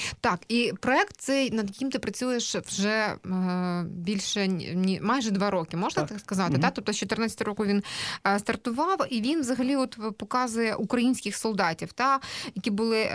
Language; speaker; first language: Ukrainian; native; Ukrainian